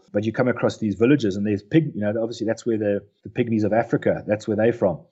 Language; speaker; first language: English; native; English